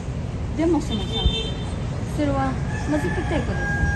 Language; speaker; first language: Japanese; non-native, learner; Filipino